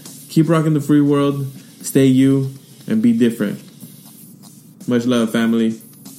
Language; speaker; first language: English; early bilingual, other home language; Spanish